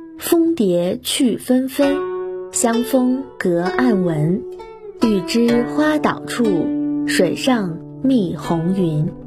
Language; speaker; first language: Chinese; native; Chinese